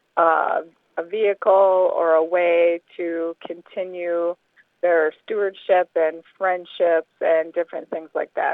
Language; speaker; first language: English; native; English